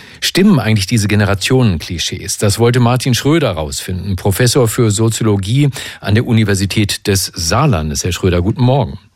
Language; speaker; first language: German; native; German